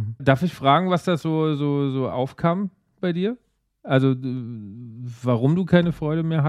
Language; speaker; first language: German; native; German